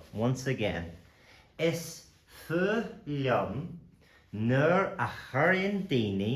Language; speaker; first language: Irish; non-native, local second language; English